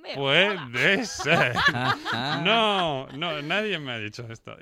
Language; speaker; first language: Spanish; non-native, fluent; French